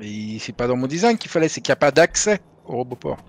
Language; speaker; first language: French; native; French